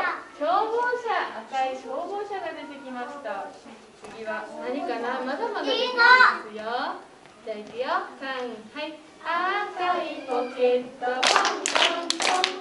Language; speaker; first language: Japanese; native; Japanese